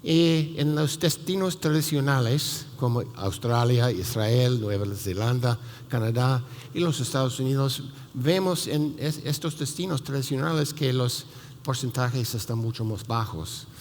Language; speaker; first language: Spanish; non-native, fluent; English